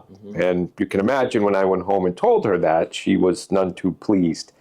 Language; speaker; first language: English; native; English